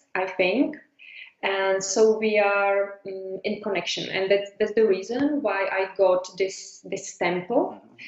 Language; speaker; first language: English; non-native, fluent; Czech